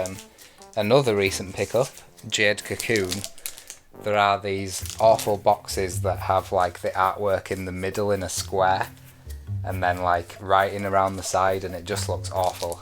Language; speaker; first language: English; native; English